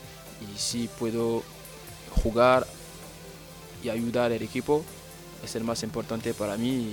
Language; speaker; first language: Spanish; non-native, learner; French